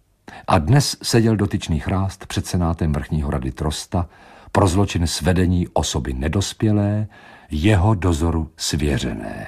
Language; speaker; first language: Czech; native; Czech